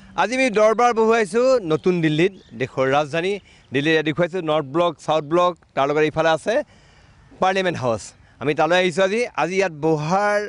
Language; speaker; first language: Assamese; native; Assamese